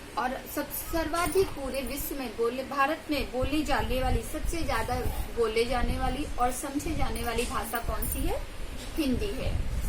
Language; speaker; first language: Hindi; native; Hindi